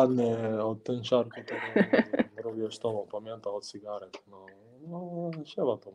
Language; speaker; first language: Polish; non-native, learner; Spanish